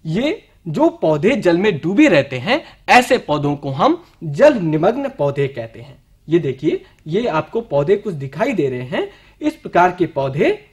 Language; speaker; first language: Hindi; native; Hindi